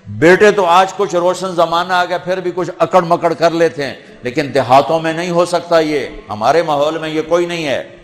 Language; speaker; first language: Urdu; non-native, local second language; Punjabi